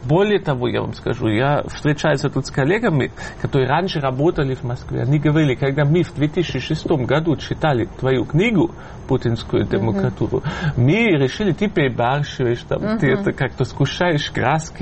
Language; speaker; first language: Russian; non-native, fluent; German